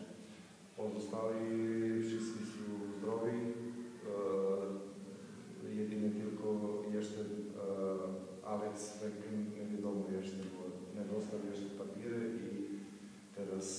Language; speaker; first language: Polish; non-native, fluent; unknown